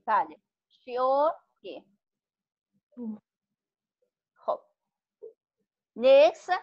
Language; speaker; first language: English; non-native, learner; Persian